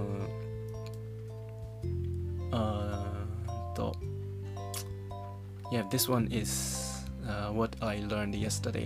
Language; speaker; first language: English; non-native, learner; Japanese